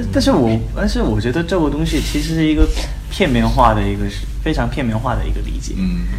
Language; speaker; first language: Chinese; non-native, fluent; Korean